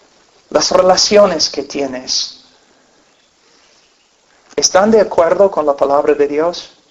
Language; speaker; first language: Spanish; non-native, fluent; English